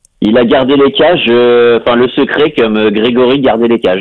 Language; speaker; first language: French; native; French